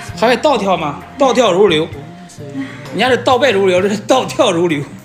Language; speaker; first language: Chinese; native; Chinese